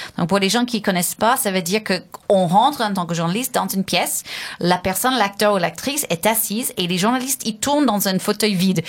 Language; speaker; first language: French; non-native, fluent; English